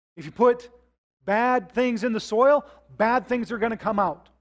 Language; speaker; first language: English; native; English